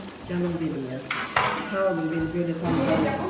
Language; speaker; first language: Turkish; native; Turkish